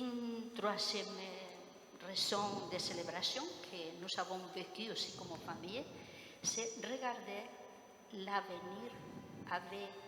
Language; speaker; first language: French; non-native, fluent; Spanish